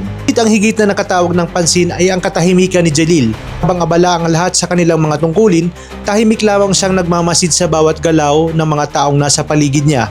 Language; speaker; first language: Filipino; native; Filipino